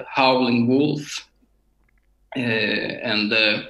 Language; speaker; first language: English; non-native, learner; Swedish